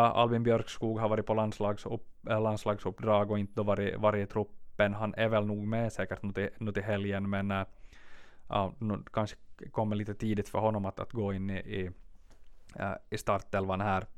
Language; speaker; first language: Swedish; native; Swedish